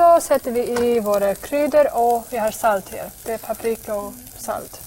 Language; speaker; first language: Swedish; non-native, fluent; English